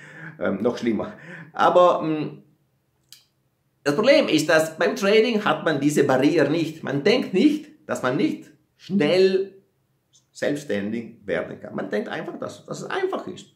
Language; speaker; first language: German; non-native, fluent; Italian